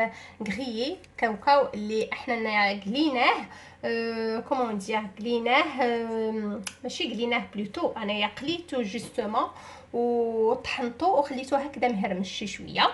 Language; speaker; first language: Arabic; native; Arabic